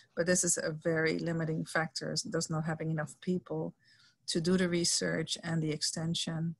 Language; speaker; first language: English; non-native, fluent; Dutch